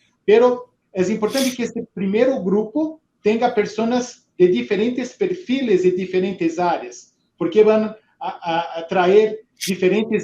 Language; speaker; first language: Spanish; non-native, fluent; Portuguese